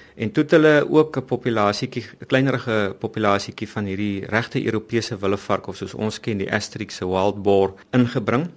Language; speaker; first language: Afrikaans; native; Afrikaans